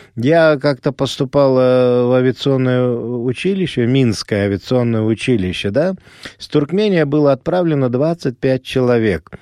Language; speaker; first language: Russian; non-native, local second language; Azerbaijani